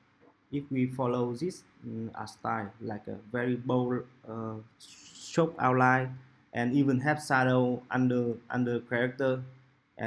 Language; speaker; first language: English; non-native, local second language; Vietnamese